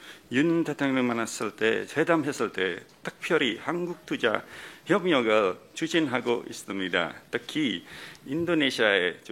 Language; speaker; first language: Korean; non-native, fluent; Indonesian